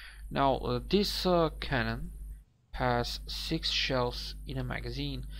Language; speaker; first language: English; non-native, fluent; Bulgarian